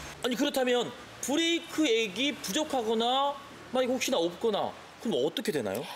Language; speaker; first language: Korean; native; Korean